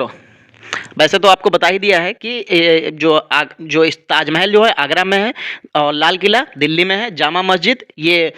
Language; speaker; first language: Hindi; native; Hindi